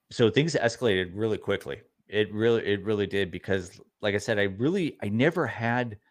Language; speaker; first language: English; native; English